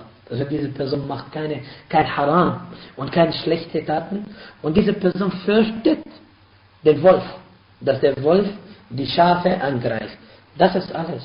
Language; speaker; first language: German; non-native, fluent; Arabic